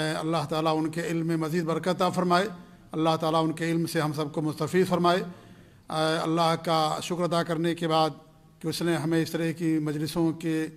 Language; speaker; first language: Urdu; native; Urdu